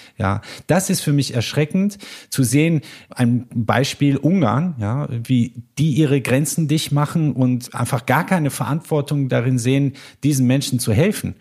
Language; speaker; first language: German; early bilingual, other home language; Persian